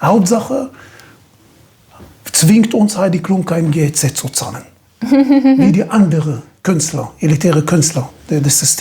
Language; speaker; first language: German; non-native, fluent; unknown